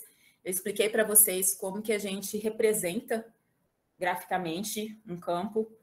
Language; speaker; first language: Portuguese; native; Portuguese